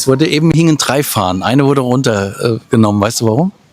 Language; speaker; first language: German; native; German